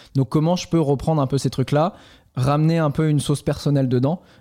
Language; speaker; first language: French; native; French